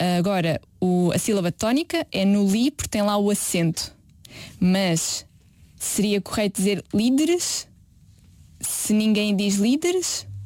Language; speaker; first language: Portuguese; native; Portuguese